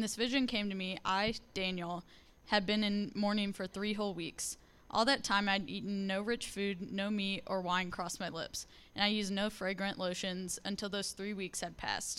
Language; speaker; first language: English; native; English